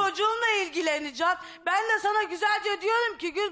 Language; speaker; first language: Turkish; native; Turkish